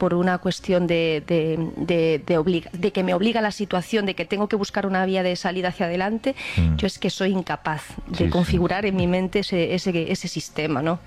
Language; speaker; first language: Spanish; native; Spanish